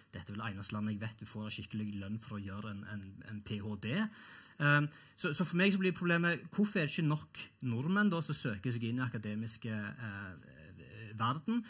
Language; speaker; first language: Norwegian; early bilingual, other home language; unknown